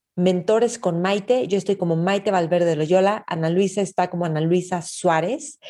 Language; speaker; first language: Spanish; native; Spanish